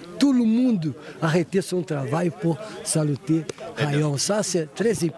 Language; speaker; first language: French; non-native, fluent; Portuguese